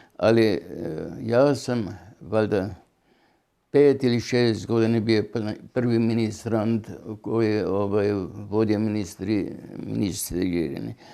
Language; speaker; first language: Bosnian; non-native, local second language; German